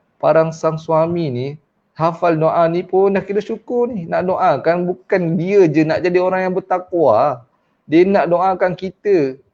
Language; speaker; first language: Malay; native; Malay